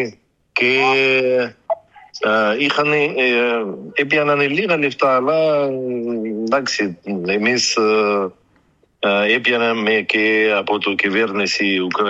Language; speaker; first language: Greek; non-native, learner; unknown